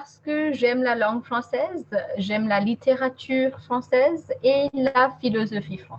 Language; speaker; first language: French; non-native, learner; Marathi